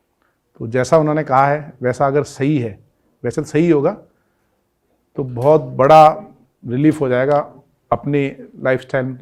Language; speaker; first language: Hindi; native; Hindi